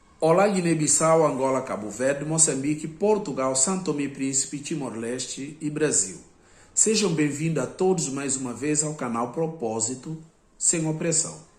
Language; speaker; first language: Portuguese; non-native, local second language; Upper Guinea Crioulo